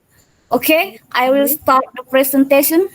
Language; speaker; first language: English; non-native, learner; Indonesian